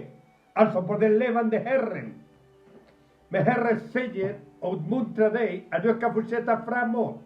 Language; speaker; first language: Swedish; non-native, fluent; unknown